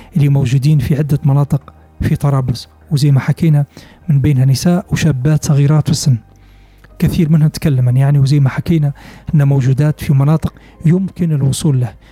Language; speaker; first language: Arabic; native; Arabic